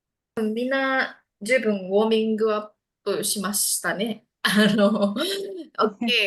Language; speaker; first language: Japanese; non-native, fluent; Indonesian